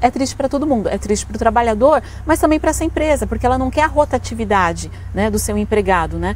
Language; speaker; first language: Portuguese; native; Portuguese